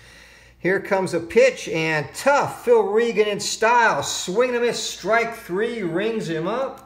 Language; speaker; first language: English; native; English